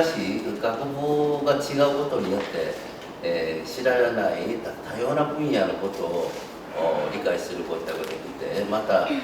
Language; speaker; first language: Japanese; non-native, fluent; Korean